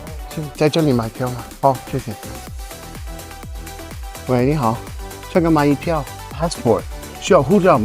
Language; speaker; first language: Chinese; non-native, learner; English